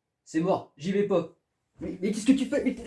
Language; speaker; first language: French; native; French